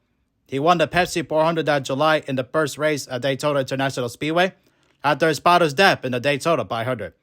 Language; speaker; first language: English; native; English